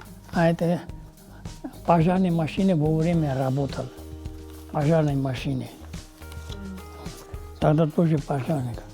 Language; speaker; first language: Russian; non-native, local second language; Armenian